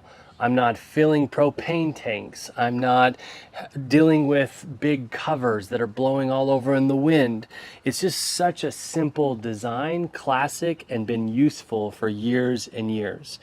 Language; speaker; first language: English; native; English